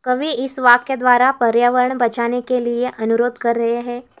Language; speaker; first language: Hindi; non-native, local second language; Kannada